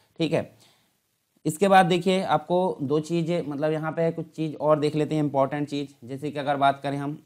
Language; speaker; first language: Hindi; native; Hindi